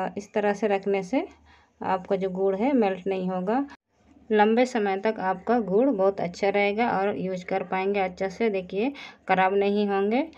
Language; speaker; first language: Hindi; native; Hindi